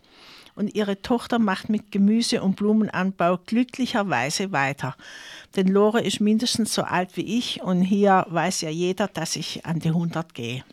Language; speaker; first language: German; native; German